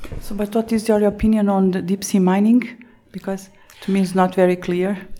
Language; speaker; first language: English; non-native, fluent; Portuguese